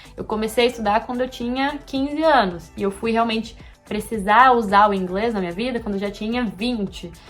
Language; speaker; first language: Portuguese; native; Portuguese